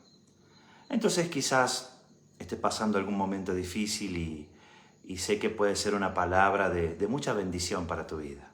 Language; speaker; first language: Spanish; native; Spanish